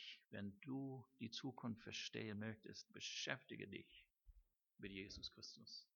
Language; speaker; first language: German; non-native, fluent; English